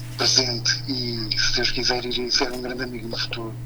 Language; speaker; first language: Portuguese; native; Portuguese